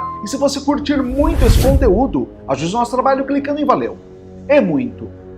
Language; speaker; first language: Portuguese; native; Portuguese